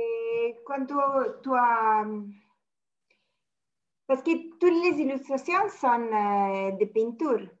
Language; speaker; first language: French; non-native, fluent; Italian